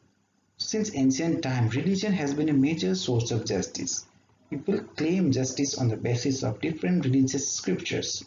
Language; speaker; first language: English; non-native, local second language; Assamese